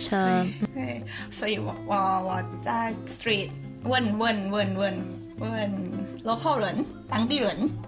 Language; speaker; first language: Chinese; non-native, learner; Thai